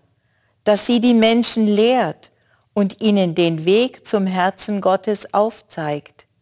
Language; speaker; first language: German; native; German